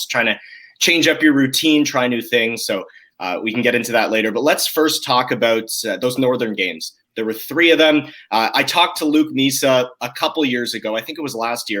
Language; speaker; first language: English; native; English